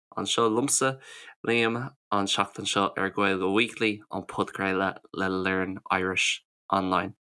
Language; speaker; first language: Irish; non-native, local second language; English